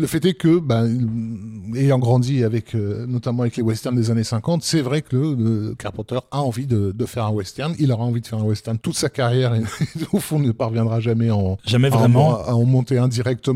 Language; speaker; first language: French; native; French